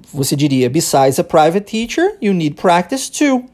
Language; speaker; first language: English; early bilingual, other home language; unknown